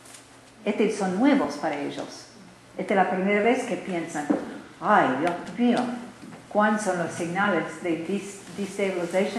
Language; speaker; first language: Spanish; non-native, learner; English